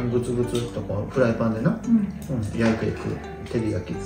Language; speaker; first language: Japanese; native; Japanese